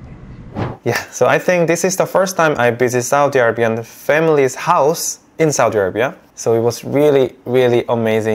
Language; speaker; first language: English; non-native, learner; Korean